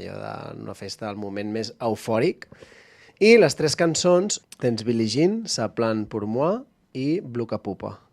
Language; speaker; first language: Catalan; native; Catalan